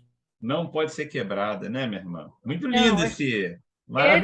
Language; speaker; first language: Portuguese; native; Portuguese